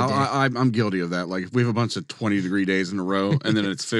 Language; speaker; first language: English; native; English